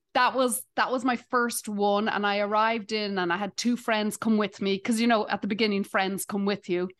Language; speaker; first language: English; native; English